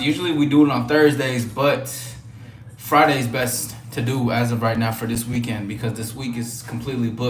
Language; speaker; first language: English; native; English